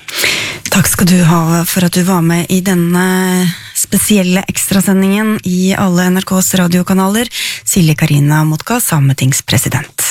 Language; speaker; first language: Norwegian; native; Norwegian